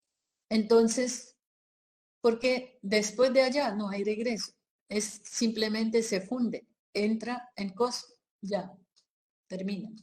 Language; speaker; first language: Spanish; non-native, fluent; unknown